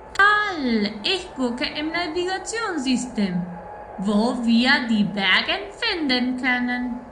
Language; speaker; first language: German; non-native, fluent; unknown